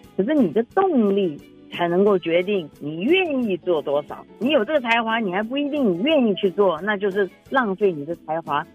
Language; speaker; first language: Chinese; native; Chinese